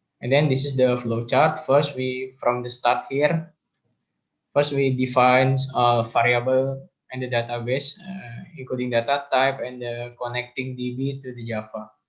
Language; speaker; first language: English; non-native, learner; Indonesian